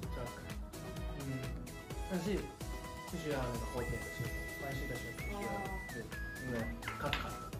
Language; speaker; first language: Chinese; non-native, learner; Japanese